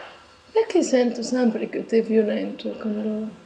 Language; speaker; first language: Italian; non-native, learner; French